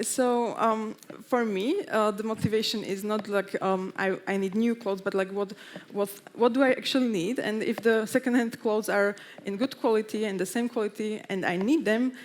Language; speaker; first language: English; non-native, fluent; Slovak